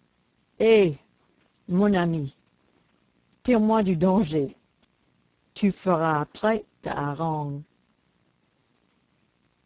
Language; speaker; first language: French; native; French